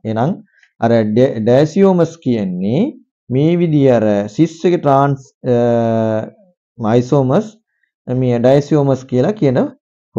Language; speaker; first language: Sinhala; non-native, local second language; Tamil